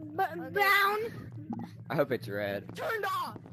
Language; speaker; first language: English; non-native, fluent; Polish